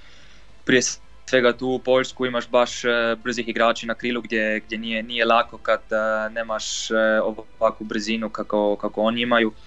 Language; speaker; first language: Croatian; non-native, fluent; Polish